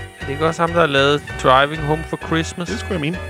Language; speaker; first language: Danish; native; Danish